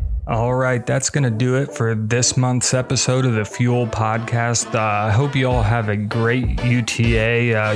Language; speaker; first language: English; native; English